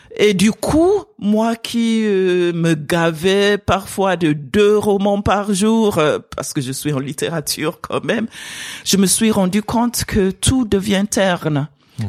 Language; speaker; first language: French; non-native, fluent; English